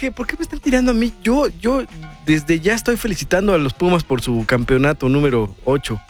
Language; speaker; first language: Spanish; native; Spanish